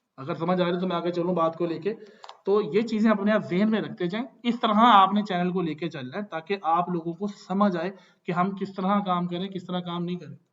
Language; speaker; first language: Urdu; non-native, local second language; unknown